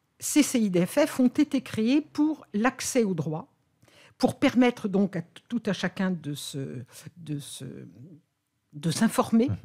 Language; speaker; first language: French; native; French